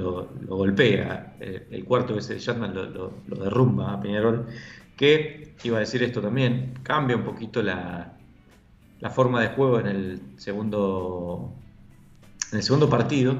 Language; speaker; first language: Spanish; native; Spanish